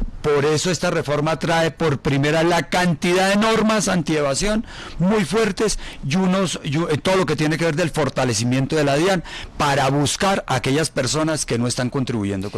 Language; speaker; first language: Spanish; native; Spanish